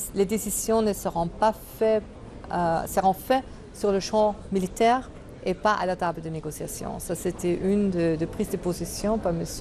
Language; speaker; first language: French; non-native, fluent; German